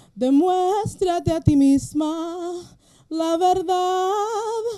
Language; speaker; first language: Spanish; early bilingual, heritage; Spanish